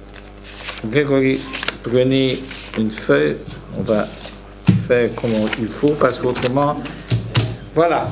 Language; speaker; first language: French; non-native, local second language; Dutch